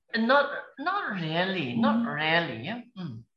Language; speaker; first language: English; non-native, local second language; Malay